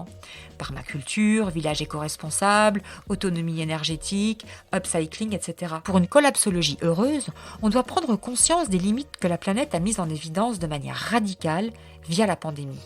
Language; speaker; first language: French; native; French